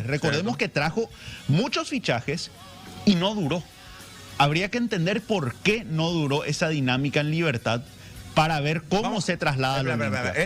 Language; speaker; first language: Spanish; native; Spanish